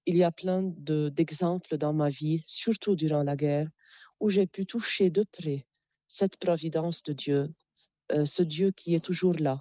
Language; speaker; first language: French; non-native, local second language; Arabic